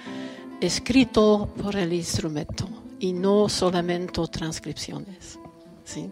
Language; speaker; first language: Spanish; non-native, learner; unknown